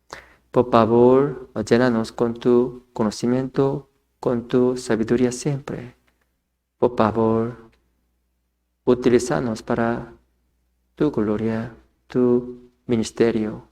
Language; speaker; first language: Spanish; non-native, fluent; Korean